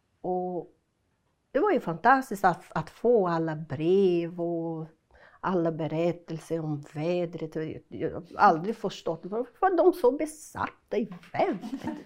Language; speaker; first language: Swedish; non-native, fluent; Portuguese